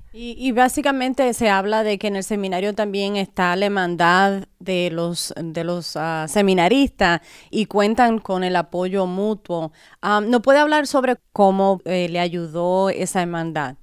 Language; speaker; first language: Spanish; native; Spanish